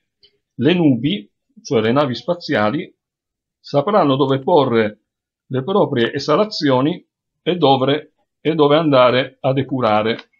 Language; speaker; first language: Italian; native; Italian